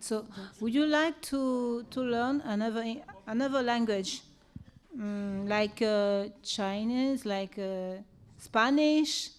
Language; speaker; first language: English; non-native, learner; French